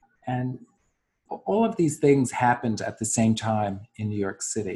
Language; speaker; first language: English; native; English